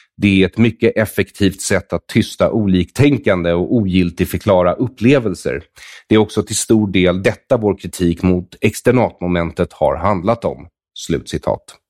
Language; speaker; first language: Swedish; native; Swedish